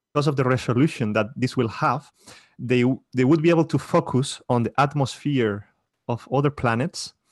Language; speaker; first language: English; non-native, fluent; Spanish